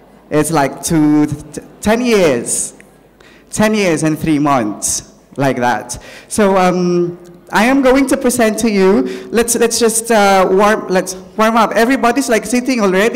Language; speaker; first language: English; non-native, local second language; Filipino